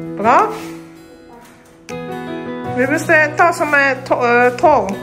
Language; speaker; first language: Swedish; non-native, learner; Filipino